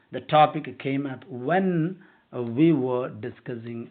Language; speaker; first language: English; non-native, local second language; Malayalam